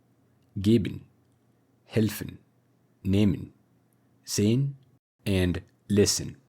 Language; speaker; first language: German; non-native, fluent; English